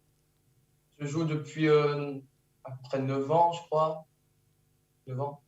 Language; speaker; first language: French; early bilingual, heritage; French